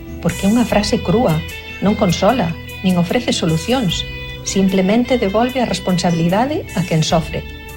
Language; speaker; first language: Galician; native; Galician